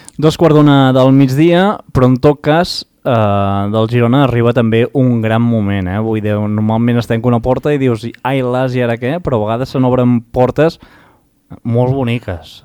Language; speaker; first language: Catalan; native; Catalan